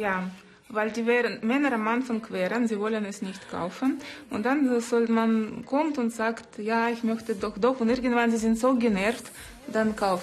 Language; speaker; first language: German; non-native, fluent; Russian